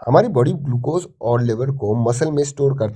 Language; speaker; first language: Hindi; native; Hindi